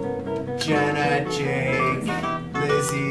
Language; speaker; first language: Italian; non-native, learner; English